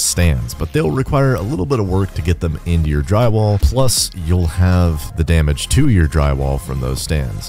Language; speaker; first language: English; native; English